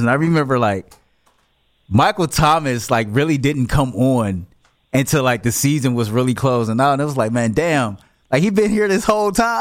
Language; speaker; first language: English; native; English